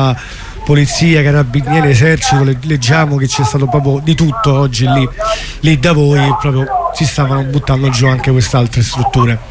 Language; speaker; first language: Italian; native; Italian